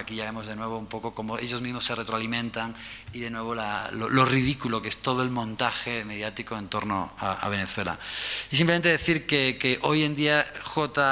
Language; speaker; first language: Spanish; native; Spanish